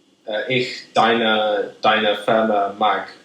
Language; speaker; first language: German; non-native, learner; English